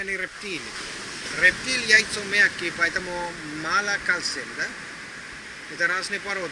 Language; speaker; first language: Russian; non-native, learner; Sinhala